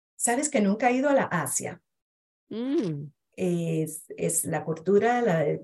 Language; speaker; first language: Spanish; early bilingual, heritage; Spanish